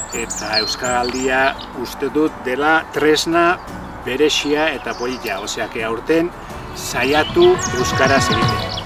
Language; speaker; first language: Basque; native; Basque